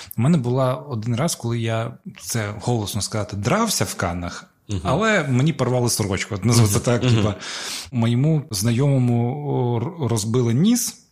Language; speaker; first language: Ukrainian; non-native, local second language; Russian